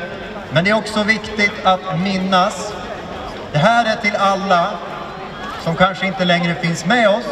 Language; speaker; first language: Swedish; native; Swedish